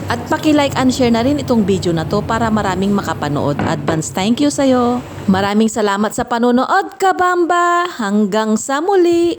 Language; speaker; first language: Filipino; non-native, local second language; Iloko